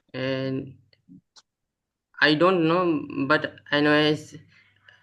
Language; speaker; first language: English; non-native, learner; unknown